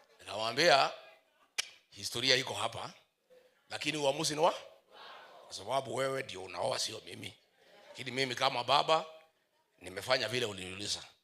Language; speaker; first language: Swahili; non-native, local second language; Kikuyu